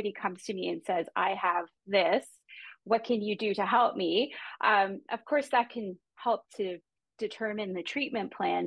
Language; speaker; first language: English; native; English